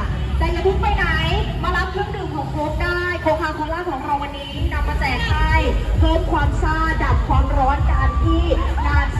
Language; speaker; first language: Thai; native; Thai